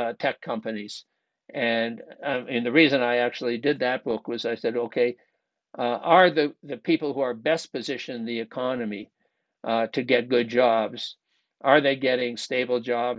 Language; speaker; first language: English; native; English